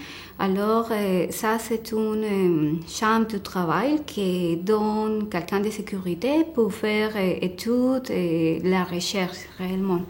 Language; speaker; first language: French; non-native, fluent; Spanish